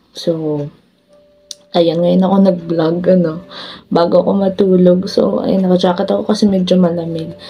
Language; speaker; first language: Filipino; native; Filipino